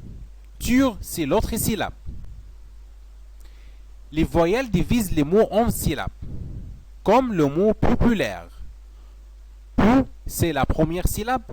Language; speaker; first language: French; non-native, fluent; Arabic